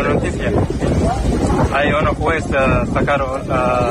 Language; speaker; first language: Spanish; non-native, learner; Arabic